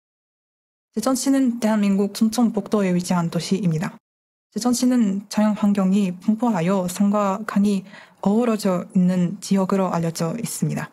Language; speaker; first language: Korean; non-native, fluent; Kazakh